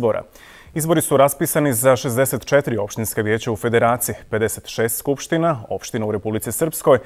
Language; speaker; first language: Serbian; native; Serbian